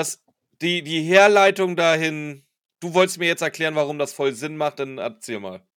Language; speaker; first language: German; native; German